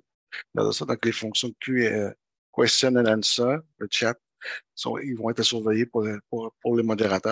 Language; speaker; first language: French; native; French